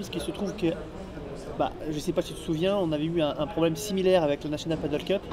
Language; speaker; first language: French; native; French